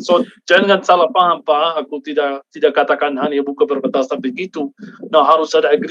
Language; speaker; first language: Indonesian; non-native, fluent; Arabic